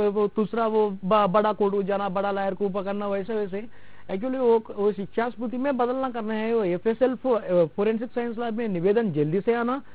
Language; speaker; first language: Hindi; non-native, local second language; Telugu